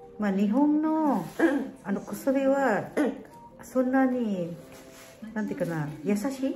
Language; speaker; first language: Japanese; non-native, learner; Filipino